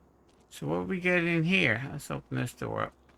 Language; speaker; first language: English; native; English